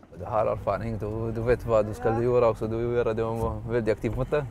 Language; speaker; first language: Norwegian; non-native, learner; Arabic